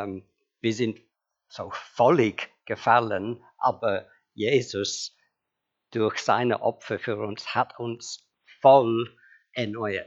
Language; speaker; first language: German; non-native, fluent; English